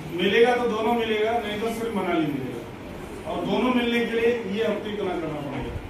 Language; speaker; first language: Hindi; native; Hindi